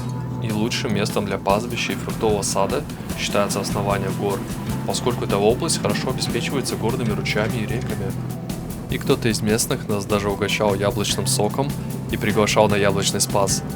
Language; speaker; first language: Russian; native; Russian